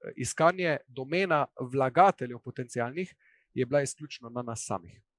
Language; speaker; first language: Slovenian; native; Slovenian